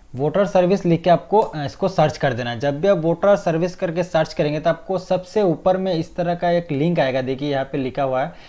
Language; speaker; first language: Hindi; non-native, fluent; Bangla